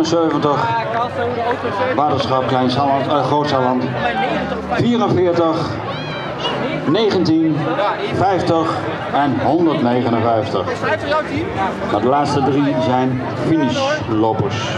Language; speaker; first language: Dutch; native; Dutch